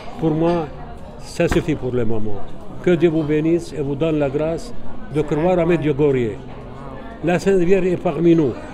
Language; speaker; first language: French; non-native, local second language; Arabic